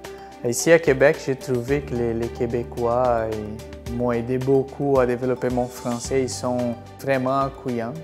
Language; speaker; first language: French; non-native, fluent; Portuguese